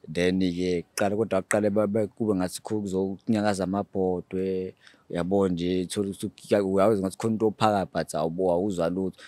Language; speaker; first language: Zulu; native; Zulu